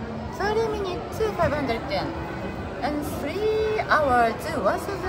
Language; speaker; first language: English; non-native, learner; Japanese